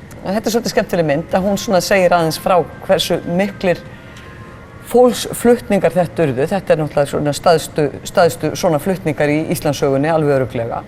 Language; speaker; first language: Icelandic; native; Icelandic